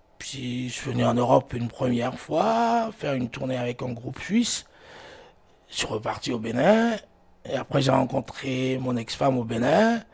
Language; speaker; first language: French; non-native, local second language; Fon